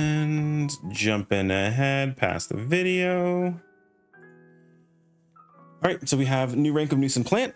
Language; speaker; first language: English; native; English